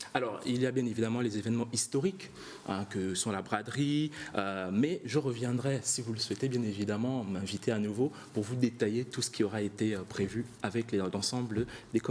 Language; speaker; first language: French; native; French